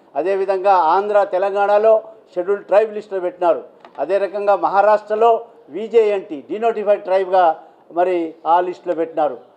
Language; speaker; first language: Telugu; non-native, local second language; Lambadi